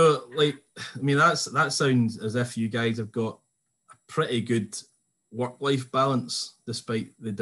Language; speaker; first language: English; native; English